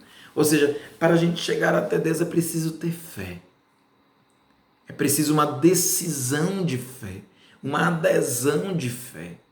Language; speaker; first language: Portuguese; native; Portuguese